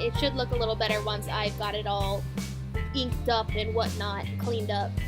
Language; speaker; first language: English; native; English